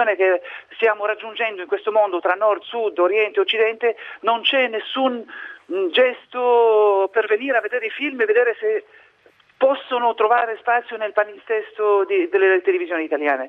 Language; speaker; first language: Italian; non-native, fluent; Arabic